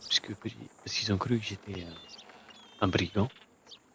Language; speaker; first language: French; native; French